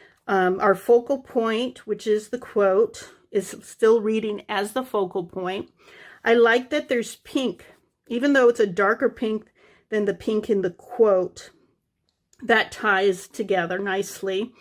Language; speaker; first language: English; native; English